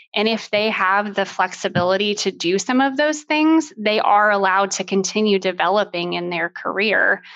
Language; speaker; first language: English; native; English